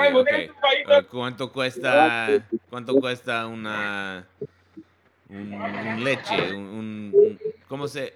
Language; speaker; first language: Spanish; non-native, learner; English